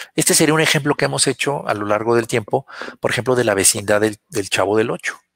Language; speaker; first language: Spanish; native; Spanish